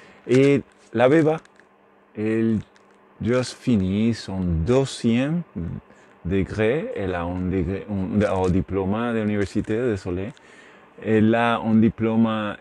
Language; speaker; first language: French; non-native, learner; Spanish